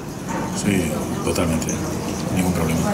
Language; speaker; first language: Spanish; native; Spanish